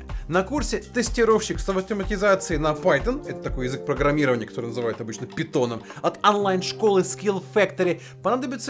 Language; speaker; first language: Russian; native; Russian